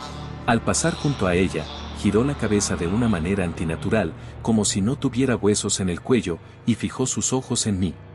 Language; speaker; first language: Spanish; native; Spanish